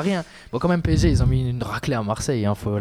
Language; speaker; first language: French; native; French